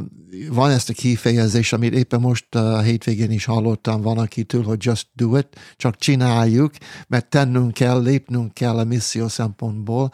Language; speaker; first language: Hungarian; non-native, fluent; English